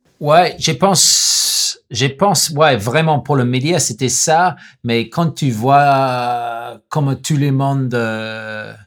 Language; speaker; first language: French; non-native, learner; English